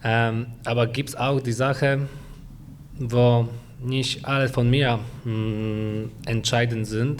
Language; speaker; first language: German; non-native, fluent; Polish